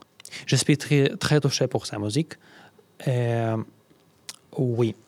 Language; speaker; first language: French; non-native, learner; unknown